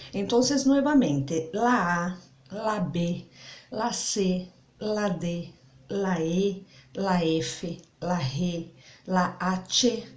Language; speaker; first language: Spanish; non-native, learner; Portuguese